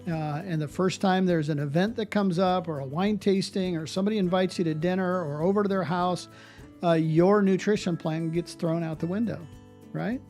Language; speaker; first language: English; native; English